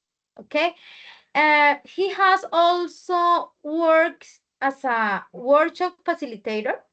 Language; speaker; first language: English; non-native, learner; Spanish